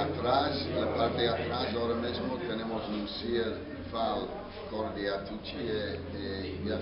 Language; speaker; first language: Spanish; non-native, fluent; English